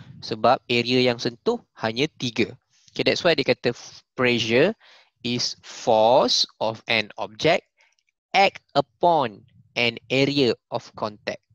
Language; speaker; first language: English; non-native, local second language; Malay